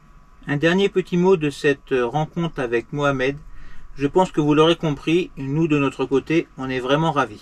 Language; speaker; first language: French; native; French